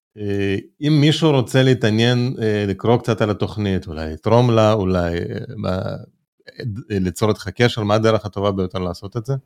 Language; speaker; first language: Hebrew; native; Hebrew